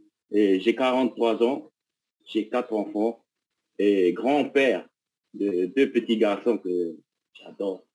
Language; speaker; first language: French; non-native, local second language; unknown